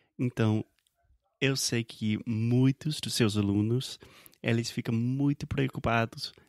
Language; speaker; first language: Portuguese; non-native, fluent; English